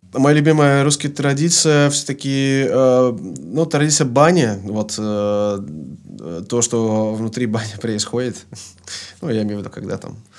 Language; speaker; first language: Russian; non-native, fluent; Dutch